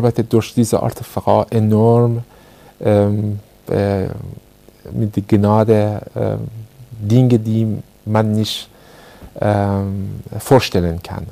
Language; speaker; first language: German; non-native, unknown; Persian